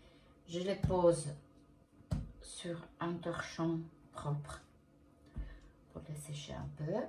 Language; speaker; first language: French; non-native, fluent; Italian